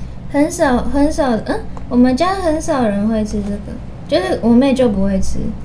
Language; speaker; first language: Chinese; non-native, fluent; Japanese